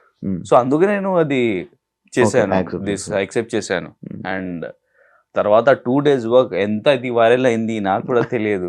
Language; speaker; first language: Telugu; non-native, learner; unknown